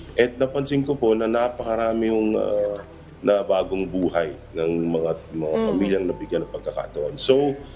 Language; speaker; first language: Filipino; native; Filipino